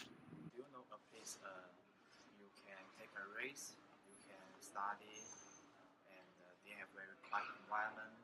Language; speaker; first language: English; non-native, learner; Chinese